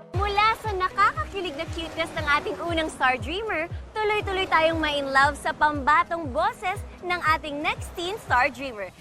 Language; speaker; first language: Filipino; native; Filipino